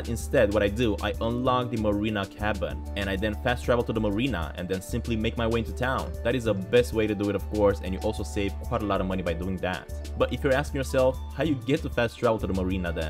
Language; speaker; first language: English; non-native, fluent; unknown